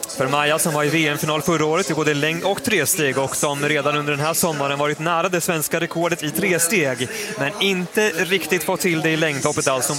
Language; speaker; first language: Swedish; native; Swedish